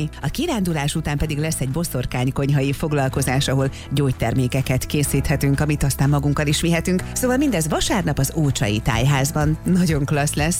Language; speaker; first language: Hungarian; native; Hungarian